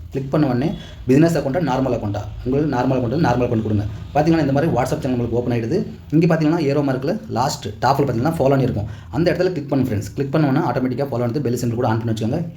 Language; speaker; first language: Tamil; non-native, local second language; Telugu